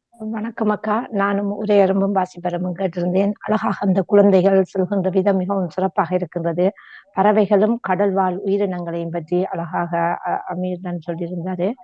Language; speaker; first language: Tamil; native; Tamil